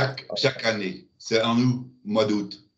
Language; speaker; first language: French; non-native, learner; German